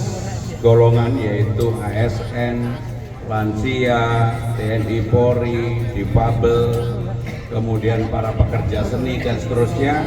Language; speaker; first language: Indonesian; native; Indonesian